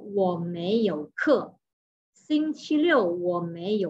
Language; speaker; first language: Chinese; non-native, fluent; Indonesian